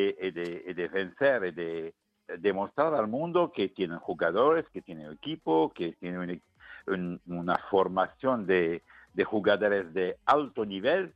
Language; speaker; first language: Spanish; non-native, fluent; Arabic